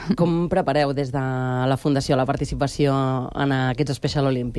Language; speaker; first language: Catalan; native; Catalan